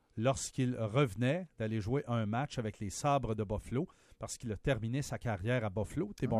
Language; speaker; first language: French; native; French